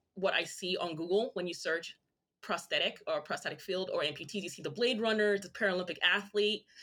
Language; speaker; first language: English; early bilingual, other home language; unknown